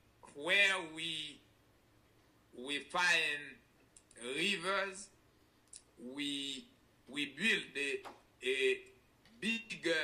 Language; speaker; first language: English; non-native, learner; Haitian Creole